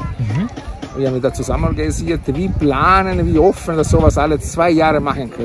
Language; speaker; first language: German; non-native, fluent; Italian